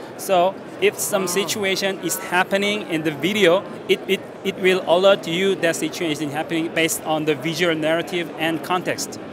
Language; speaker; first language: English; non-native, learner; Korean